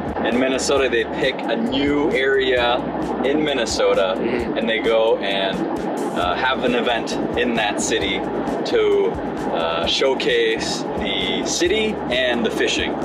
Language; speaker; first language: English; early bilingual, other home language; Korean